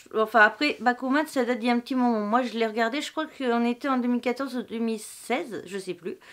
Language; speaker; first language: French; native; French